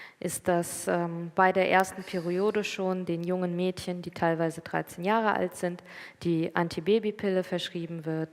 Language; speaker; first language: German; native; German